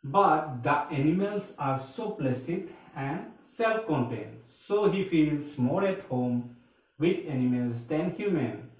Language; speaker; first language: English; non-native, local second language; Assamese